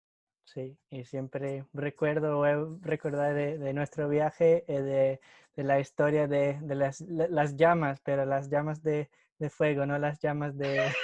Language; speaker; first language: Spanish; non-native, fluent; English